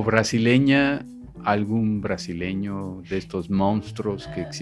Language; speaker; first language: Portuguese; non-native, learner; Spanish